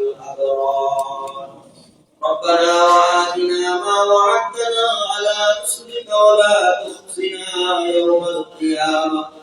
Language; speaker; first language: Arabic; non-native, fluent; Bangla